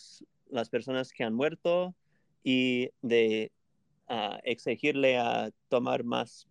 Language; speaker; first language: Spanish; non-native, fluent; English